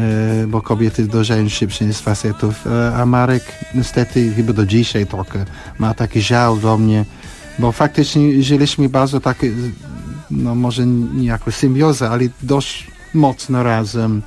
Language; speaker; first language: Polish; non-native, fluent; English